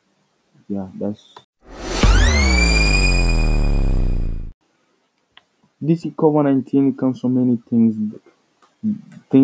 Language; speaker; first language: English; non-native, local second language; Swahili